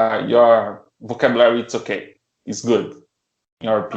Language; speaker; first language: English; non-native, learner; Portuguese